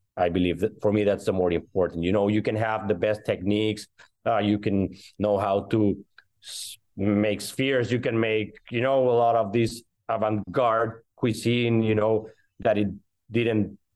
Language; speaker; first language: English; non-native, fluent; Spanish